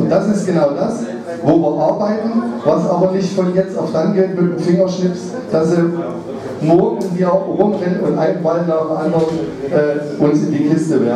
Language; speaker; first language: German; native; German